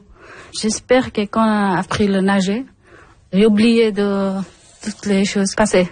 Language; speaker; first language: French; non-native, learner; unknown